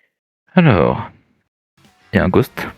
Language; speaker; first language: French; native; French